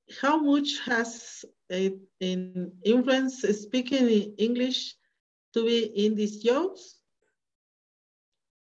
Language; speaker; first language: English; non-native, learner; Spanish